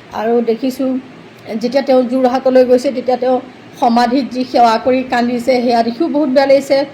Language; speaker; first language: Assamese; native; Assamese